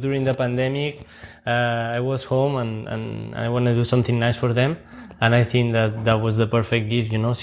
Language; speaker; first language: English; non-native, fluent; Catalan